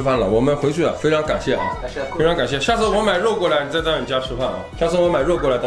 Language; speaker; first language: Chinese; native; Chinese